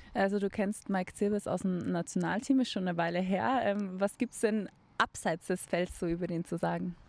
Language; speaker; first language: German; native; German